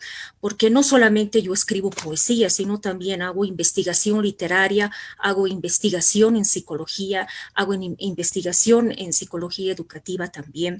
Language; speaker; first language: Spanish; native; Spanish